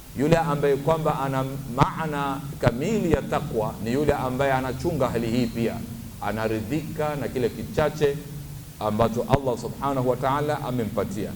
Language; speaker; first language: Swahili; native; Swahili